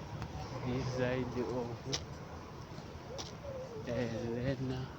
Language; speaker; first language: English; non-native, learner; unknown